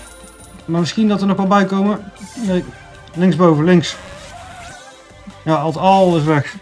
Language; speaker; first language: Dutch; native; Dutch